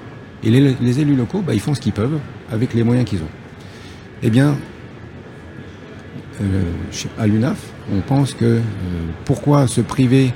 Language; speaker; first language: French; native; French